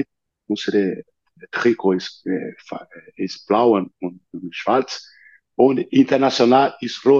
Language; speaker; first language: German; non-native, fluent; Portuguese